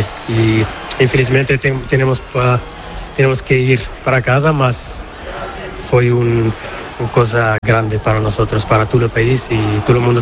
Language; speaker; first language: Spanish; non-native, learner; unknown